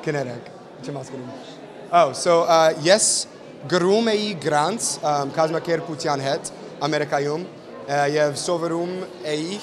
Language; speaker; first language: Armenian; non-native, learner; English